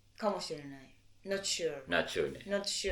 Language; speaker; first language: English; non-native, learner; Japanese